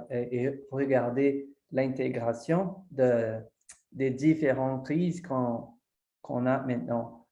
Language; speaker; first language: French; non-native, fluent; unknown